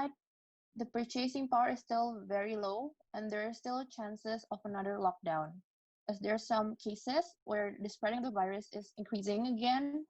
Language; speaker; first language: English; non-native, learner; Indonesian